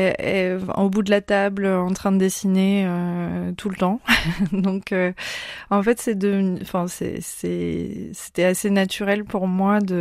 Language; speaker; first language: French; native; French